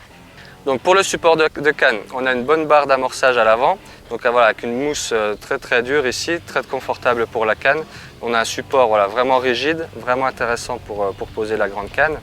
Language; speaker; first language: French; native; French